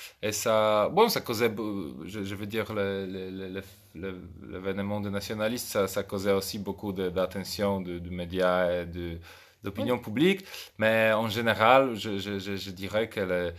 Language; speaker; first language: French; non-native, fluent; Polish